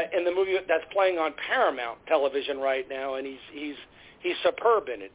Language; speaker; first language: English; native; English